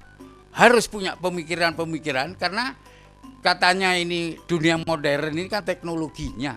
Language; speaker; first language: Indonesian; native; Indonesian